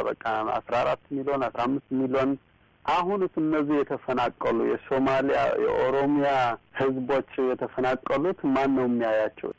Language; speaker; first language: Amharic; non-native, local second language; Oromo